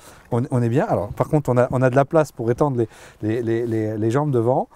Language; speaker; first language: French; native; French